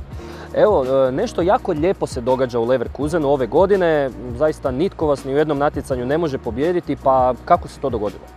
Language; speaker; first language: Croatian; native; Croatian